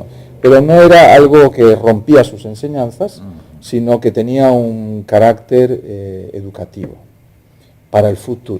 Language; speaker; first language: Spanish; native; Spanish